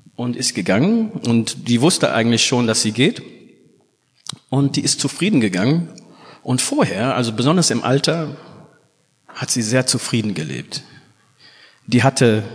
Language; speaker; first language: German; early bilingual, other home language; Fula